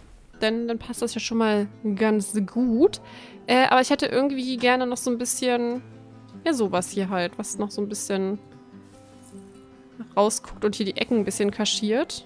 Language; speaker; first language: German; native; German